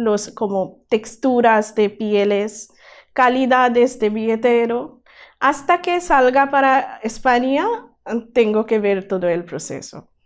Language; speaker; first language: Spanish; non-native, learner; Bangla